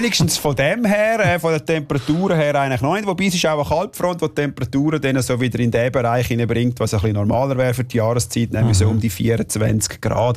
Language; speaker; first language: German; native; German